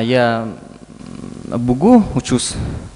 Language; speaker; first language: Russian; non-native, local second language; Buriat